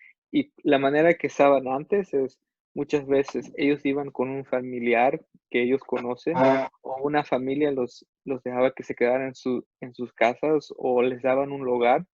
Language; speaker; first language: Spanish; non-native, fluent; English